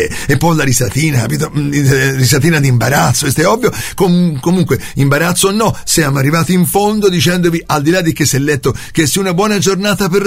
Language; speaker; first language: Italian; native; Italian